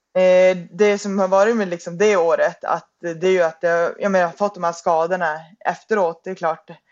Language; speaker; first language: Swedish; native; Swedish